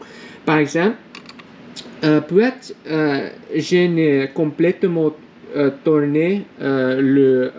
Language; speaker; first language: French; non-native, learner; English